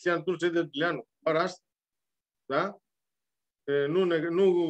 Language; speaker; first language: Romanian; non-native, learner; Greek